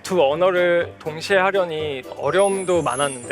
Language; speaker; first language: Korean; native; Korean